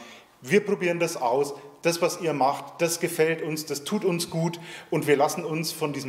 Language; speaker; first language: German; native; German